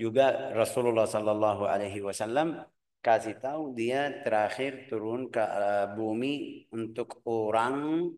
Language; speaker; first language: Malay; non-native, fluent; Arabic